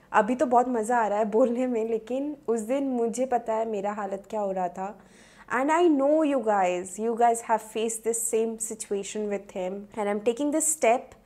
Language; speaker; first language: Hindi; non-native, local second language; Bangla